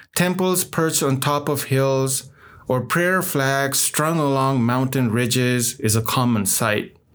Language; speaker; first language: English; non-native, local second language; Nepali